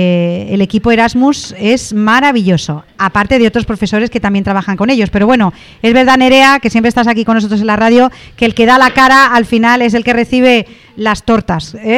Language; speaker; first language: Spanish; native; Spanish